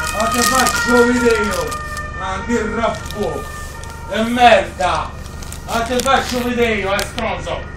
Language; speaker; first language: Italian; non-native, learner; Arabic